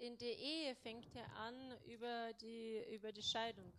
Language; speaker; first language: German; non-native, fluent; Russian